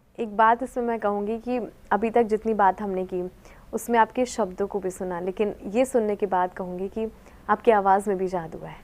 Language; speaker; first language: Hindi; native; Hindi